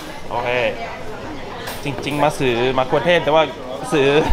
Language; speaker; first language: Thai; non-native, fluent; English